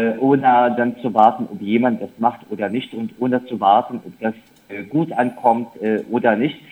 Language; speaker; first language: German; non-native, fluent; Arabic